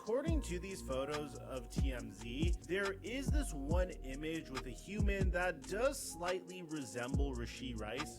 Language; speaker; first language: English; native; English